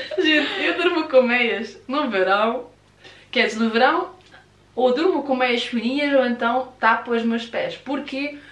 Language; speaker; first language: Portuguese; early bilingual, other home language; Russian